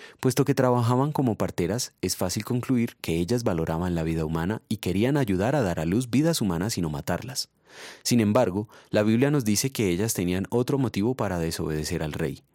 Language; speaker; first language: Spanish; native; Spanish